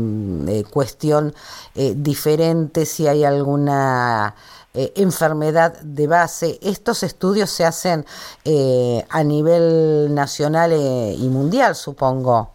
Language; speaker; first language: Spanish; native; Spanish